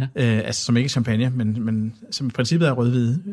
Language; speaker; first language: Danish; native; Danish